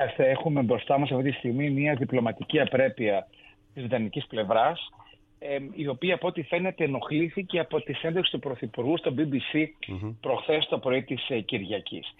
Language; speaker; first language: Greek; native; Greek